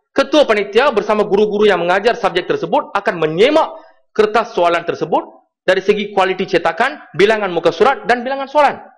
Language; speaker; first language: Malay; non-native, local second language; Tamil